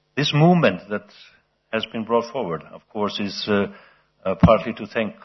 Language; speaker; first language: English; non-native, fluent; Icelandic